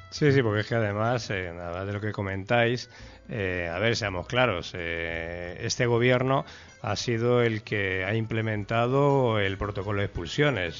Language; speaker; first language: Spanish; native; Spanish